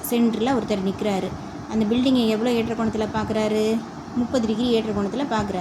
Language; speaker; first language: Tamil; native; Tamil